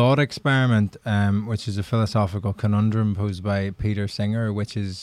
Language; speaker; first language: English; native; English